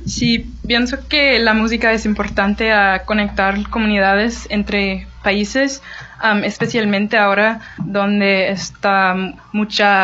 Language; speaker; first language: Spanish; non-native, learner; English